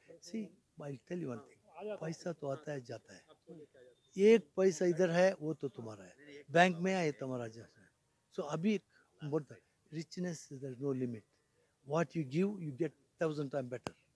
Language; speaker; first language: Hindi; non-native, local second language; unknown